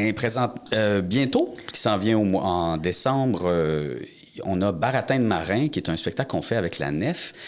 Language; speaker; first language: French; native; French